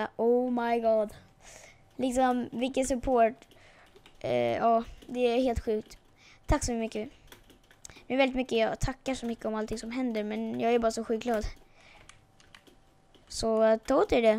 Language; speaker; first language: Swedish; native; Swedish